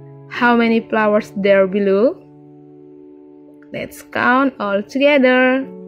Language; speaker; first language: English; non-native, learner; Indonesian